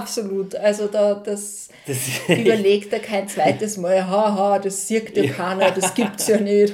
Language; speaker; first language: German; native; German